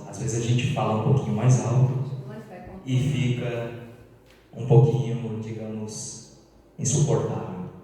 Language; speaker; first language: Portuguese; native; Portuguese